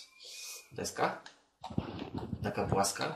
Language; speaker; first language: Polish; native; Polish